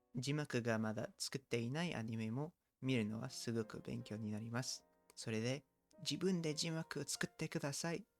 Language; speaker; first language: Japanese; non-native, learner; English